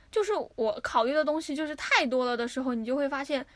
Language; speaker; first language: Chinese; native; Chinese